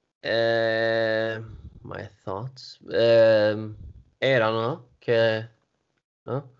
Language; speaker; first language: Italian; non-native, learner; Swedish